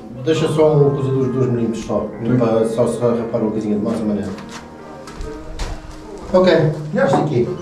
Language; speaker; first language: Portuguese; native; Portuguese